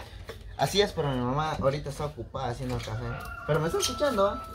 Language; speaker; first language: Spanish; native; Spanish